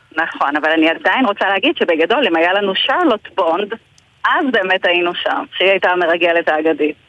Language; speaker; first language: Hebrew; native; Hebrew